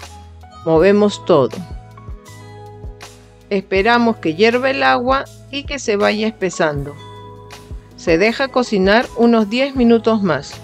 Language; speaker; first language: Spanish; native; Spanish